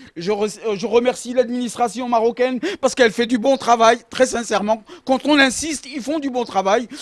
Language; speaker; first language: French; non-native, local second language; Arabic